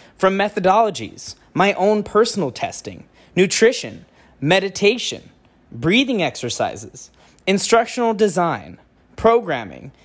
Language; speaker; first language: English; native; English